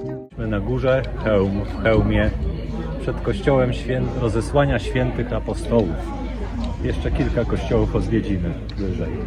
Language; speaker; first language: Polish; native; Polish